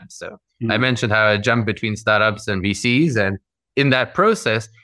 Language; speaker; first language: English; early bilingual, other home language; Russian